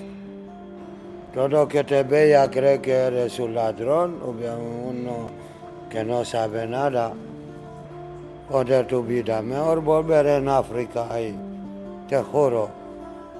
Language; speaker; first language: Spanish; non-native, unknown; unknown